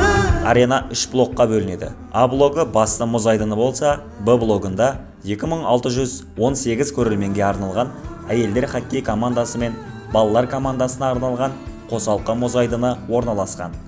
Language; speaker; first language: Kazakh; native; Kazakh